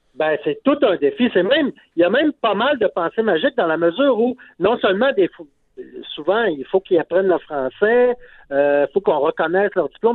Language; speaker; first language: French; native; French